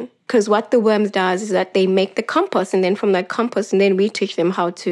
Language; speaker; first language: English; non-native, local second language; Xhosa